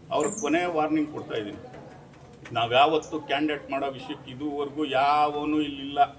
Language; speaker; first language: Kannada; native; Kannada